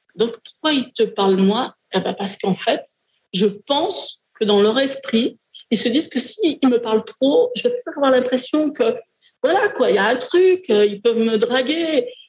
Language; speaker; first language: French; native; French